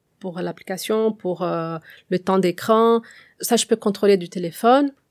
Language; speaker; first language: French; non-native, fluent; Portuguese